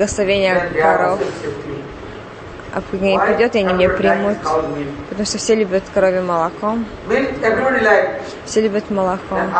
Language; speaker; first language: Russian; native; Russian